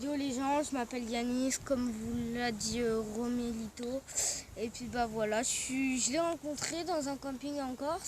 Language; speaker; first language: French; native; French